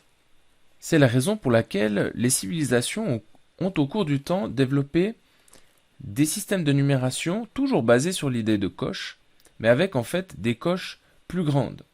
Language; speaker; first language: French; native; French